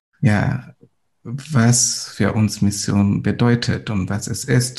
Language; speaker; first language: German; non-native, fluent; Swahili